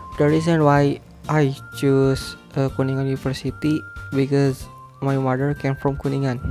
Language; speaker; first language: English; non-native, learner; Indonesian